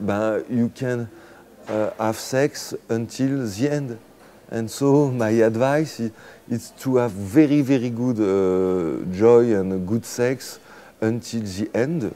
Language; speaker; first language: English; non-native, fluent; French